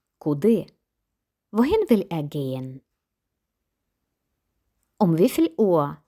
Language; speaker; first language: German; non-native, fluent; Ukrainian